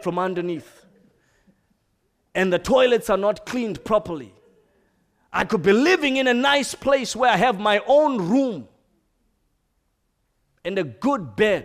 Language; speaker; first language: English; non-native, local second language; Shona